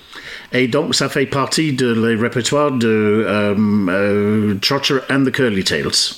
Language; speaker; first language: French; non-native, fluent; English